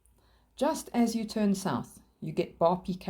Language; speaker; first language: English; native; English